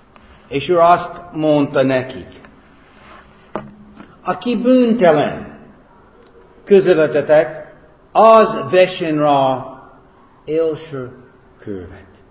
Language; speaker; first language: Hungarian; non-native, fluent; English